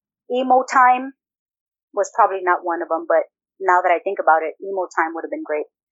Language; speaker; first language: English; early bilingual, other home language; Spanish